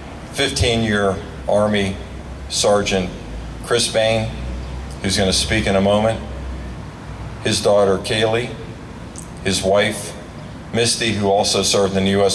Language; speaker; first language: English; native; English